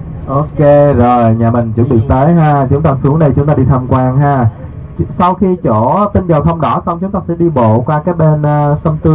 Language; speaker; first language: Vietnamese; native; Vietnamese